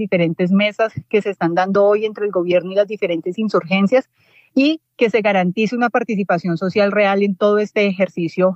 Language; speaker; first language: Spanish; native; Spanish